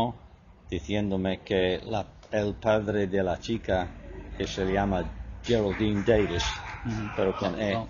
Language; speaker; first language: Spanish; non-native, fluent; English